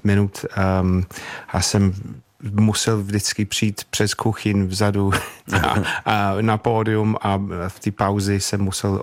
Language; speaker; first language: Czech; non-native, fluent; English